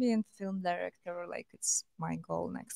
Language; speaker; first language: English; non-native, fluent; Russian